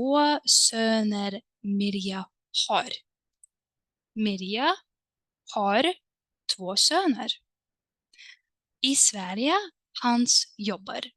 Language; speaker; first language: Swedish; non-native, fluent; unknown